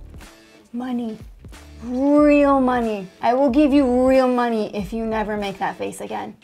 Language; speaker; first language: English; native; English